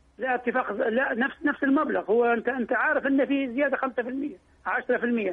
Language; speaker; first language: Arabic; native; Arabic